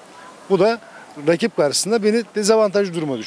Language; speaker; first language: Turkish; native; Turkish